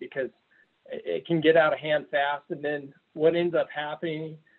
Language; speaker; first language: English; native; English